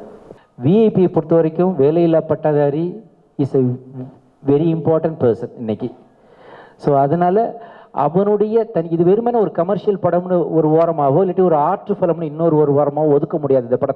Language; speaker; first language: Tamil; native; Tamil